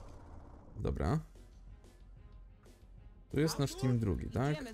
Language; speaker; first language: Polish; native; Polish